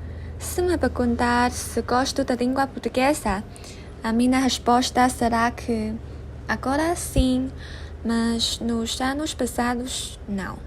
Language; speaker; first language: Portuguese; non-native, learner; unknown